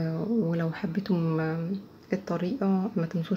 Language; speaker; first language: Arabic; native; Arabic